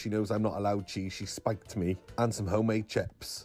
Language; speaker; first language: English; native; English